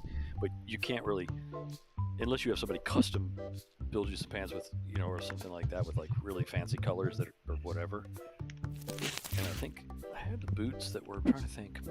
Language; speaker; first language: English; native; English